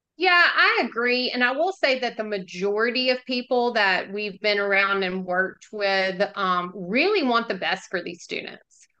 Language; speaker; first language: English; native; English